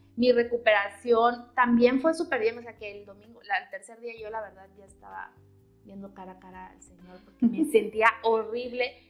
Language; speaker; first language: Spanish; native; Spanish